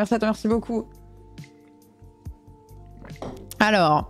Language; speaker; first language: French; native; French